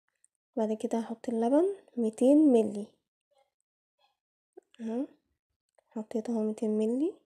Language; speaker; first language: Arabic; native; Arabic